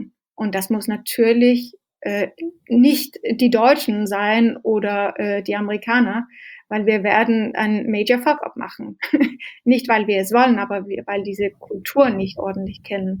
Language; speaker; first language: German; non-native, fluent; Danish